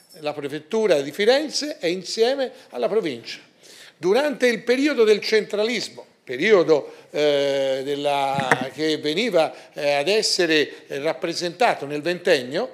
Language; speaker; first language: Italian; native; Italian